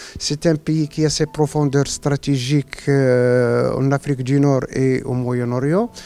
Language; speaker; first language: French; non-native, local second language; Arabic